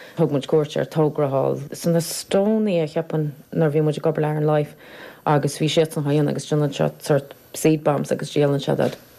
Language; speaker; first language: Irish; native; Irish